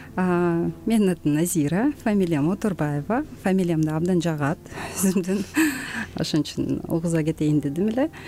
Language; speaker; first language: Kyrgyz; native; Kyrgyz